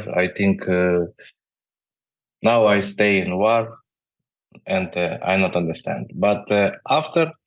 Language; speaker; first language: English; non-native, learner; Ukrainian